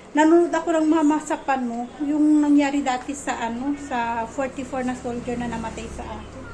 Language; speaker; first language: Filipino; native; Filipino